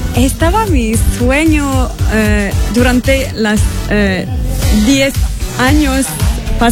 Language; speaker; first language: Spanish; non-native, learner; French